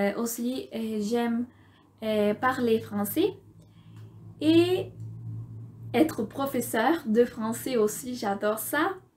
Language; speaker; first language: French; non-native, fluent; Spanish